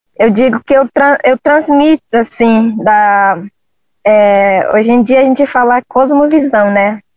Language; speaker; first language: Portuguese; non-native, local second language; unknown